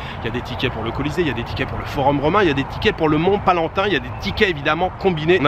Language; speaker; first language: French; native; French